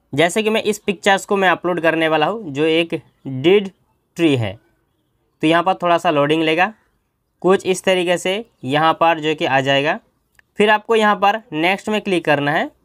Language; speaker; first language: Hindi; native; Hindi